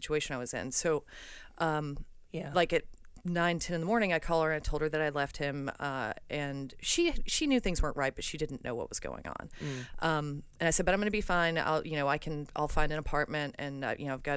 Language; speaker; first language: English; native; English